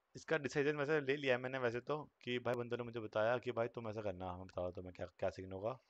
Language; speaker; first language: Hindi; native; Hindi